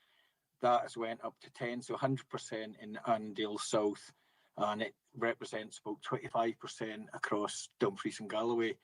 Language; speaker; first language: English; native; English